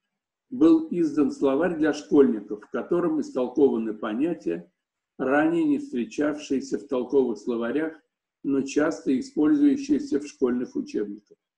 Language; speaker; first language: Russian; native; Russian